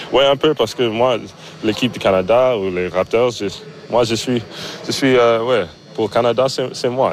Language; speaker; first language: French; non-native, learner; English